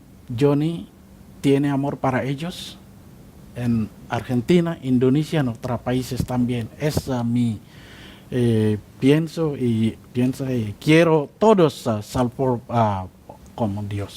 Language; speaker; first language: Spanish; non-native, learner; Indonesian